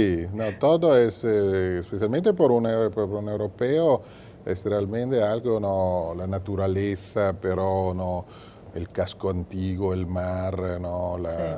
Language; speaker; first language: Spanish; non-native, fluent; Italian